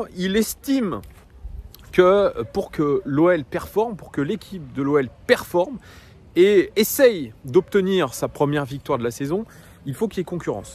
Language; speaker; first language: French; native; French